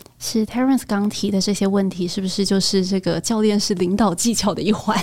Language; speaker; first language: Chinese; native; Chinese